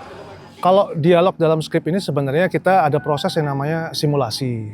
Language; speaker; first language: Indonesian; native; Indonesian